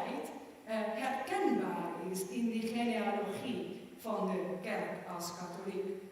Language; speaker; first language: Dutch; non-native, fluent; German